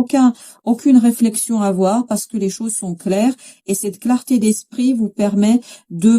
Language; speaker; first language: French; native; French